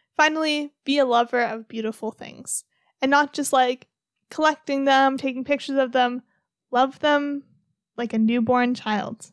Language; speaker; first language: English; native; English